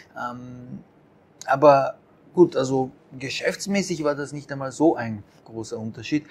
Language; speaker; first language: German; early bilingual, other home language; Japanese